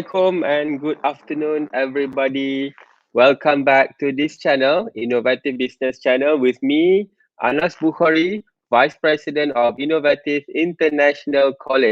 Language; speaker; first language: English; non-native, local second language; Malay